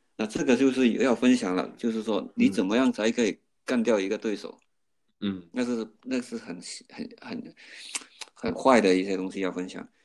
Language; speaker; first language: Chinese; non-native, fluent; Cantonese